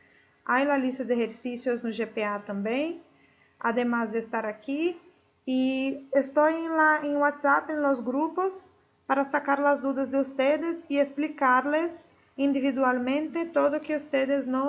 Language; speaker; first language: Spanish; non-native, fluent; Portuguese